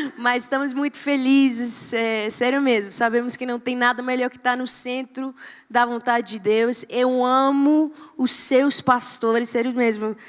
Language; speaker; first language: Portuguese; non-native, fluent; Spanish